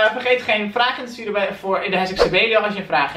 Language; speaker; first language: Dutch; native; Dutch